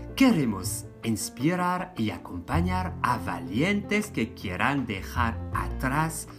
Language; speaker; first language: Spanish; non-native, fluent; French